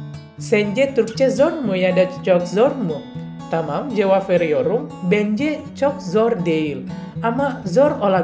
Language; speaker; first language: Turkish; non-native, learner; Indonesian